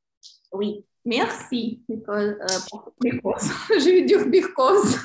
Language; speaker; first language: French; non-native, learner; Ukrainian